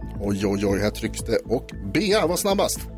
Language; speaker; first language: Swedish; native; Swedish